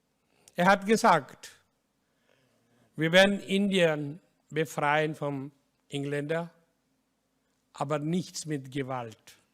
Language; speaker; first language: German; non-native, learner; Hindi